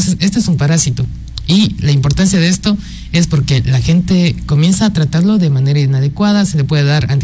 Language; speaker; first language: Spanish; native; Spanish